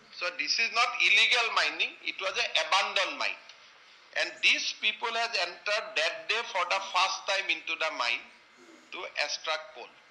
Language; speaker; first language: English; non-native, local second language; Assamese